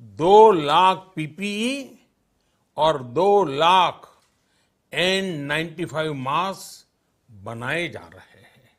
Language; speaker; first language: Hindi; non-native, local second language; Gujarati